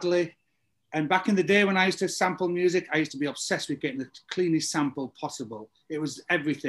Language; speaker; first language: English; native; English